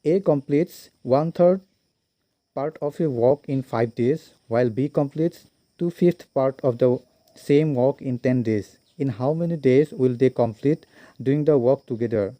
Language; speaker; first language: English; non-native, local second language; Assamese